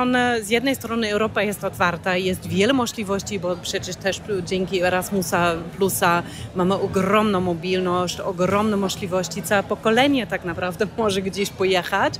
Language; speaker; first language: Polish; non-native, fluent; German